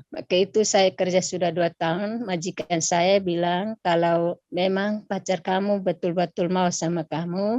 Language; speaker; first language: Indonesian; non-native, local second language; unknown